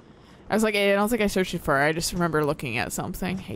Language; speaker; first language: English; native; English